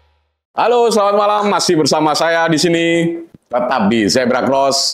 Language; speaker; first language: Indonesian; native; Indonesian